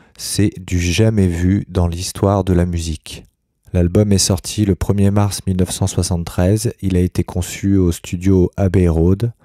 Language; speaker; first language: French; native; French